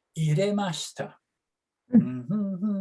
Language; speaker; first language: Japanese; non-native, learner; English